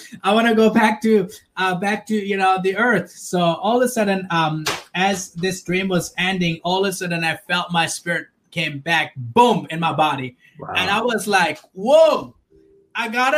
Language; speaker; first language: English; non-native, local second language; Urdu